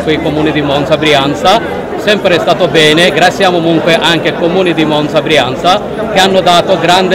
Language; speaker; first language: Italian; non-native, learner; Bangla